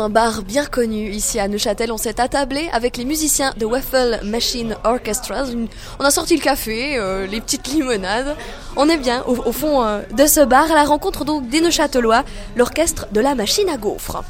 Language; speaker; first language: French; native; French